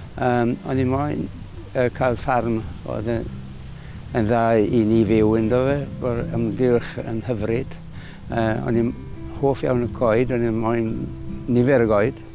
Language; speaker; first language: Welsh; native; Welsh